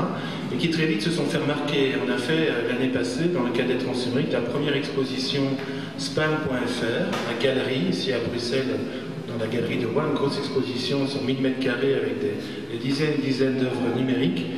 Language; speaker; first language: French; native; French